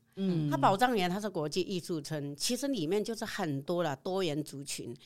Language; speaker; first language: Chinese; native; Chinese